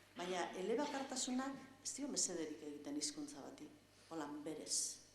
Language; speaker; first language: Basque; non-native, local second language; Spanish